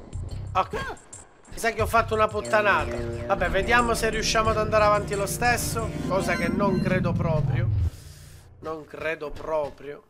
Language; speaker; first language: Italian; native; Italian